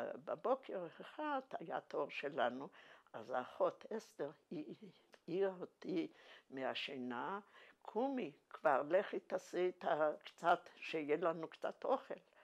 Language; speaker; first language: Hebrew; non-native, fluent; Yiddish